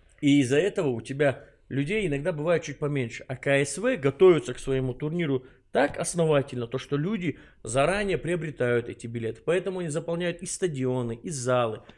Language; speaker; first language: Russian; non-native, local second language; Chechen